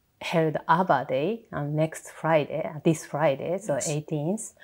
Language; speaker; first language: English; non-native, learner; Japanese